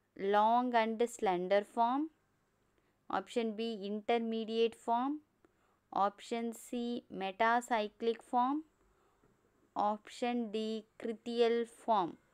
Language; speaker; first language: English; non-native, local second language; Tamil